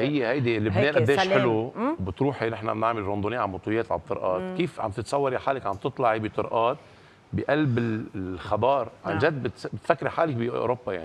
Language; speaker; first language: Arabic; native; Arabic